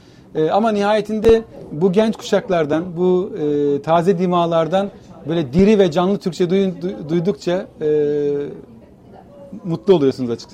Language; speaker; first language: Turkish; native; Turkish